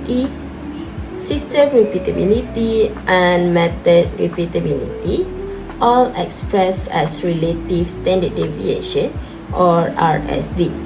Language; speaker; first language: English; non-native, local second language; Malay